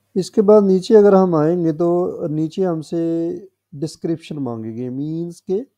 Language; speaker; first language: Urdu; non-native, local second language; Punjabi